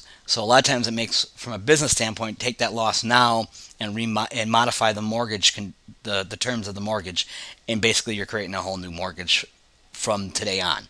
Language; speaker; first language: English; native; English